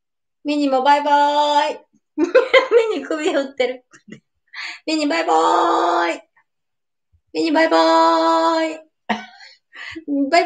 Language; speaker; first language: Japanese; native; Japanese